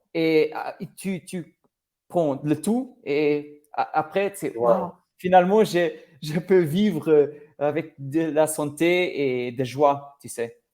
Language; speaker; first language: French; non-native, learner; Portuguese